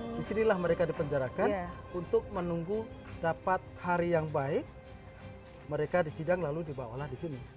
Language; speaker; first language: Indonesian; non-native, local second language; Batak Toba